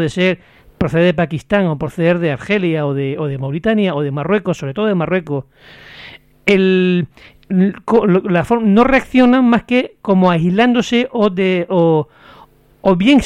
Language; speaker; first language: Spanish; native; Spanish